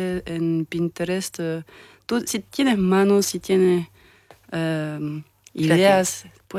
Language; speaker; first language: Spanish; early bilingual, heritage; French